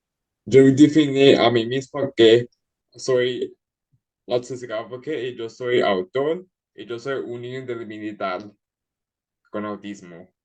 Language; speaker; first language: Spanish; early bilingual, heritage; Spanish